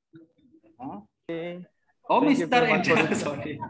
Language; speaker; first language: English; non-native, learner; Indonesian